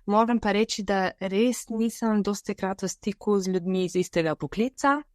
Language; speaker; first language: Slovenian; non-native, fluent; Bulgarian